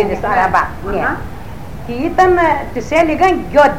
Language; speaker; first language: Greek; native; Greek